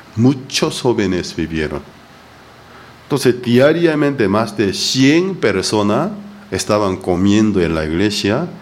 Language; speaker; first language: Spanish; non-native, fluent; Korean